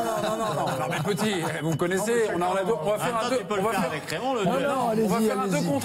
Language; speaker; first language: French; native; French